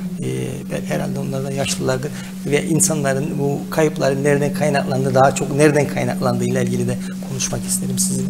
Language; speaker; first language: Turkish; native; Turkish